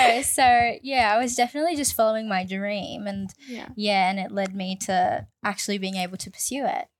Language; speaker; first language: English; early bilingual, other home language; Filipino